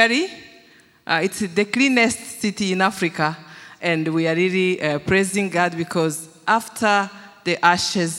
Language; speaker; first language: English; non-native, local second language; Kinyarwanda